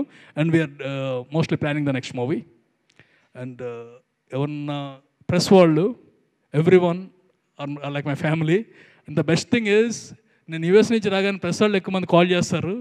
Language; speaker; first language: Telugu; native; Telugu